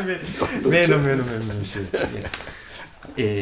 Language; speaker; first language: French; non-native, fluent; Japanese